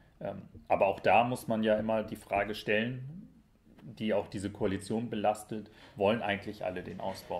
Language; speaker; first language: German; native; German